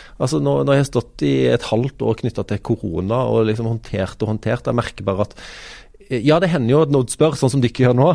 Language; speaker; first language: Norwegian; native; Norwegian